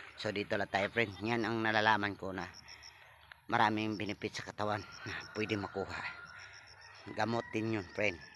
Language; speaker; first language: Filipino; non-native, local second language; Cebuano